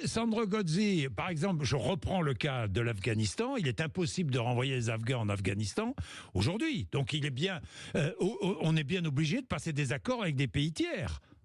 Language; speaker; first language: French; native; French